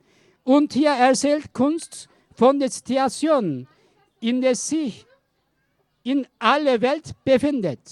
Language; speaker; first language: German; non-native, learner; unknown